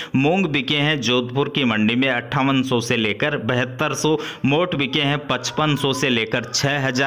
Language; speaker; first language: Hindi; native; Hindi